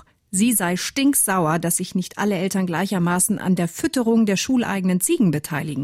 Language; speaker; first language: German; native; German